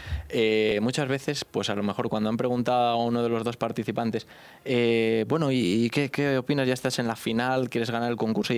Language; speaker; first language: Spanish; native; Spanish